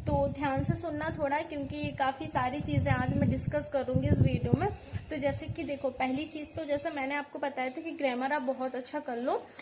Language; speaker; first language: Hindi; native; Hindi